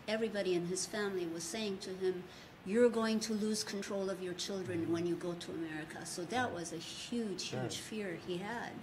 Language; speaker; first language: English; early bilingual, other home language; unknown